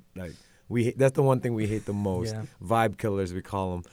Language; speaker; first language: English; non-native, local second language; Filipino